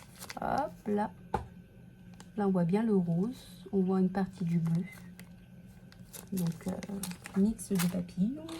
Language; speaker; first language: French; native; French